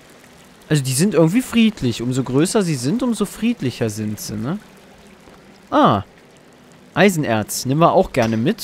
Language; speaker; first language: German; native; German